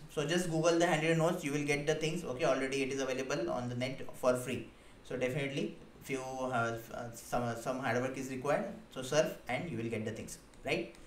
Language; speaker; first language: English; non-native, local second language; Hindi